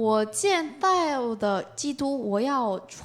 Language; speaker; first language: Chinese; non-native, learner; Korean